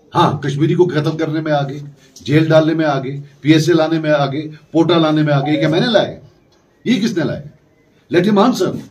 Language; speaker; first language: Urdu; non-native, local second language; Kashmiri